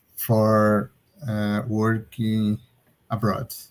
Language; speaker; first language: English; non-native, learner; Portuguese